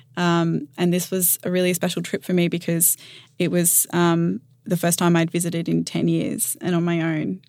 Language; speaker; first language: English; native; English